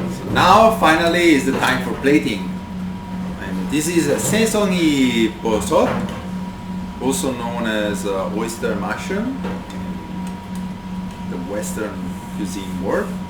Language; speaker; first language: English; non-native, fluent; Italian